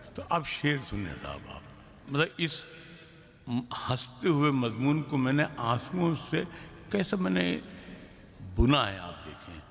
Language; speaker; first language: Urdu; native; Urdu